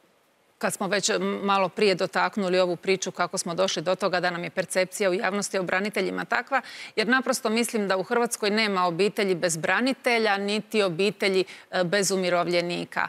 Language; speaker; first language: Croatian; native; Croatian